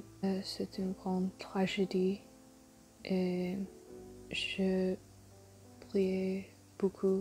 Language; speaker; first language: French; non-native, learner; English